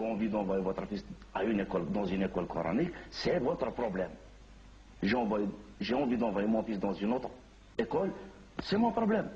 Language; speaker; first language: French; non-native, local second language; Kabyle